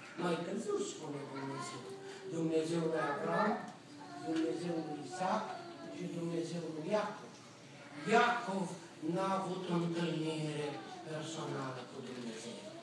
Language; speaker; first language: Romanian; native; Romanian